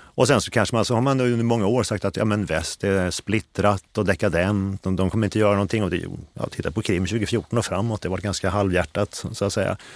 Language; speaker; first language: Swedish; native; Swedish